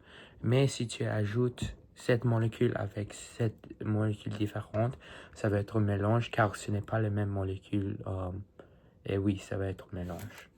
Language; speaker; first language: French; non-native, learner; English